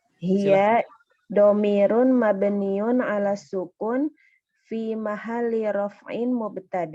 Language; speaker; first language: Arabic; non-native, learner; Indonesian